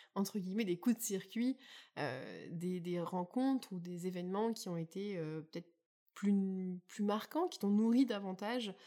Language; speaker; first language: French; native; French